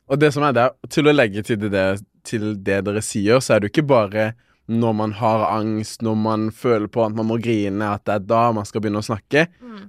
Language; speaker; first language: Norwegian; early bilingual, other home language; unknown